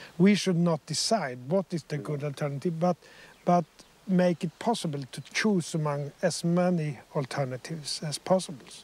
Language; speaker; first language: English; non-native, fluent; Swedish